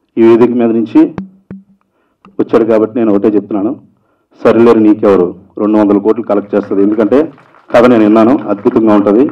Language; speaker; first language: Telugu; native; Telugu